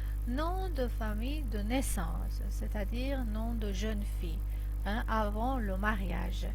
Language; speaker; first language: French; non-native, fluent; Persian